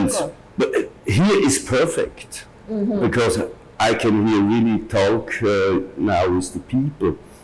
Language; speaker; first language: English; non-native, learner; German